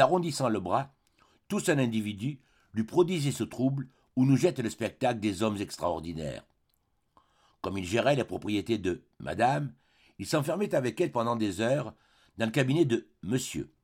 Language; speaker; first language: French; native; French